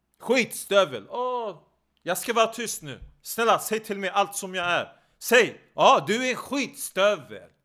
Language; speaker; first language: Swedish; non-native, fluent; Turkish